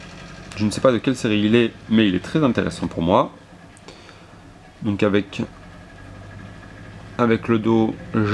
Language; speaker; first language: French; native; French